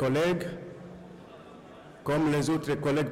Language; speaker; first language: French; native; French